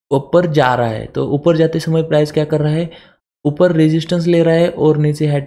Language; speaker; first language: Hindi; non-native, local second language; Marathi